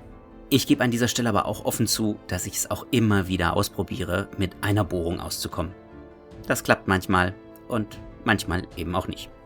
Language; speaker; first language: German; native; German